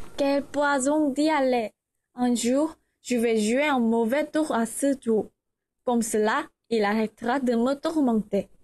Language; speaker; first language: French; non-native, learner; Korean